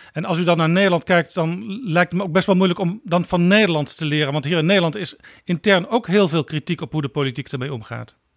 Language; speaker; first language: Dutch; native; Dutch